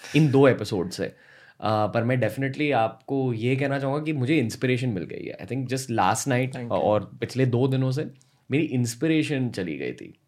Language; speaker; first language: Hindi; native; Hindi